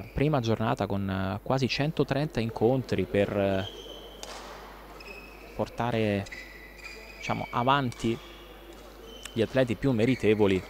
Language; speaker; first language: Italian; native; Italian